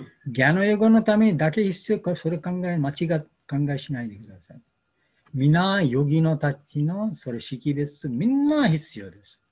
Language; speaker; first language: Japanese; non-native, learner; Bangla